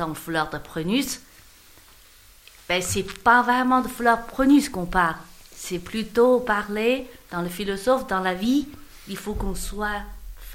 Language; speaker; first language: French; non-native, learner; Chinese